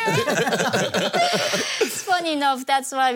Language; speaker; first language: English; non-native, fluent; Korean